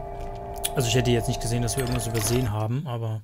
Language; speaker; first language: German; native; German